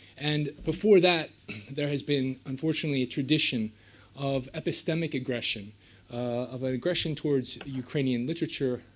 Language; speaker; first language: English; native; English